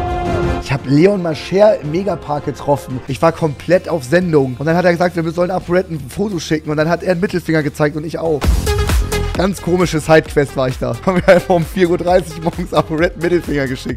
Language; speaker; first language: German; native; German